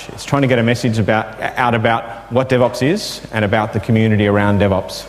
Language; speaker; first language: English; native; English